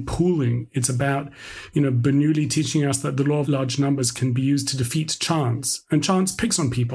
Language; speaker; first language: English; native; English